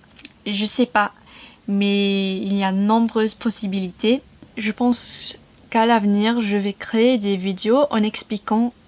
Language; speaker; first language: French; non-native, fluent; English